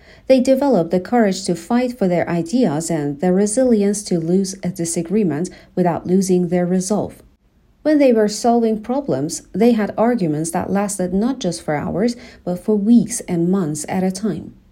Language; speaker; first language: English; non-native, fluent; Persian